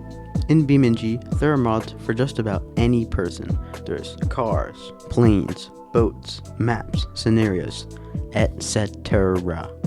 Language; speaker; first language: English; native; English